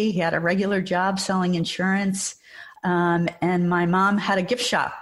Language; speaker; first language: English; native; English